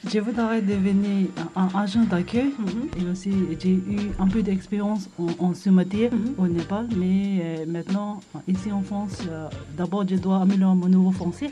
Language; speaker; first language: French; non-native, learner; Tibetan